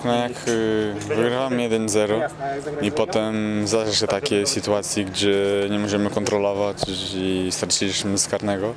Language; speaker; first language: Polish; non-native, fluent; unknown